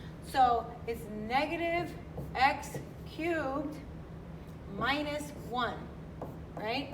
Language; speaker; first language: English; native; English